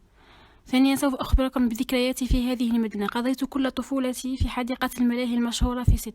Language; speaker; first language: Arabic; native; Arabic